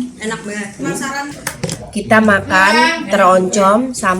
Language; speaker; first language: Indonesian; native; Indonesian